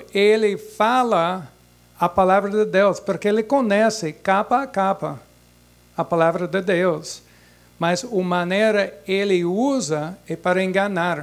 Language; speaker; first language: Portuguese; non-native, fluent; English